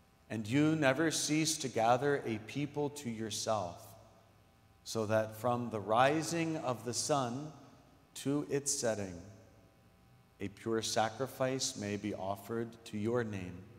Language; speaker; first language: English; native; English